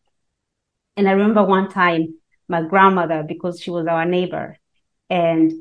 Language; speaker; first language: English; non-native, local second language; Kikuyu